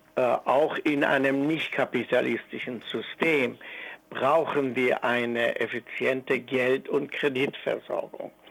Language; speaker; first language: German; non-native, fluent; Persian